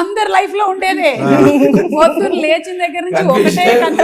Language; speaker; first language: Telugu; native; Telugu